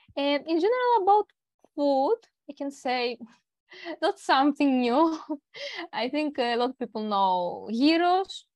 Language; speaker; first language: English; non-native, learner; Greek